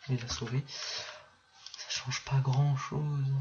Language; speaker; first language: French; native; French